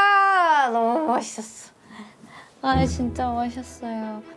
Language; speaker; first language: Korean; non-native, fluent; Thai